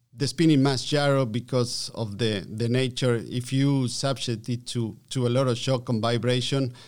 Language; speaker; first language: English; non-native, fluent; Spanish